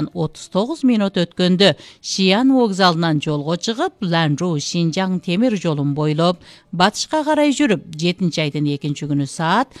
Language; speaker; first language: Kyrgyz; native; Kyrgyz